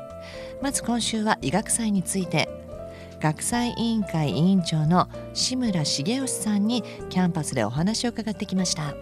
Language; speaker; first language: Japanese; native; Japanese